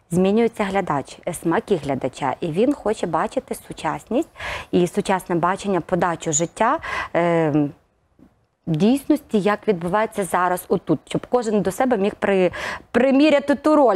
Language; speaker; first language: Ukrainian; native; Ukrainian